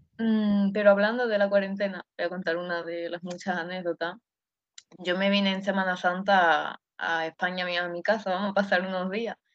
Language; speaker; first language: Spanish; native; Spanish